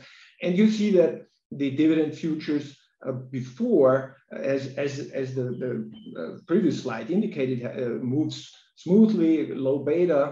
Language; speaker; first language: English; non-native, fluent; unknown